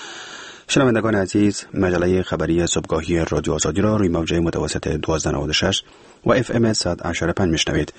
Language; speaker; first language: Persian; native; Persian